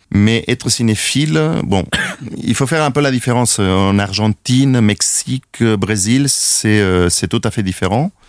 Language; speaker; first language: French; non-native, fluent; Spanish